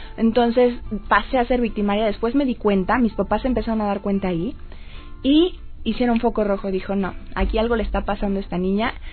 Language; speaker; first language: Spanish; native; Spanish